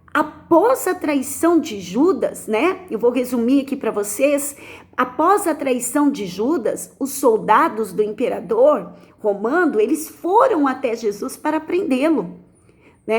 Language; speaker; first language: Portuguese; native; Portuguese